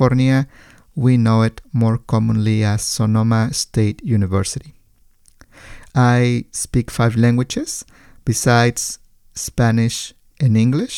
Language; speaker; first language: English; non-native, fluent; Spanish